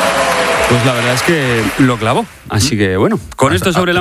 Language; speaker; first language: Spanish; native; Spanish